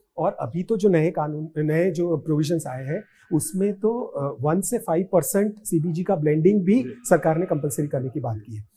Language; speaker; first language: Hindi; non-native, local second language; Gujarati